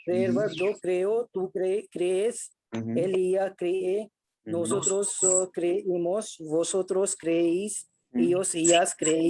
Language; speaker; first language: Spanish; non-native, learner; Hindi